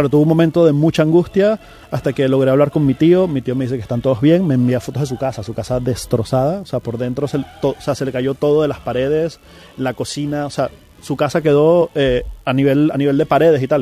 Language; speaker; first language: Spanish; native; Spanish